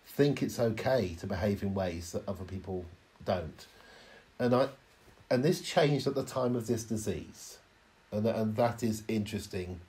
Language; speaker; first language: English; native; English